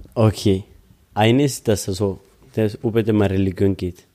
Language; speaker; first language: German; non-native, learner; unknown